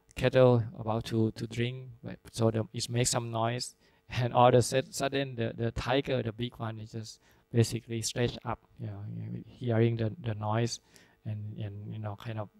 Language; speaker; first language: English; non-native, fluent; Thai